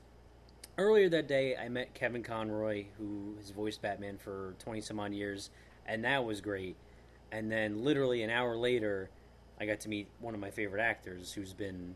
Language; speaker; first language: English; native; English